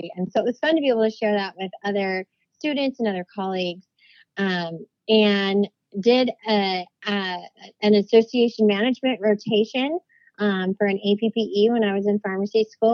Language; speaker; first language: English; native; English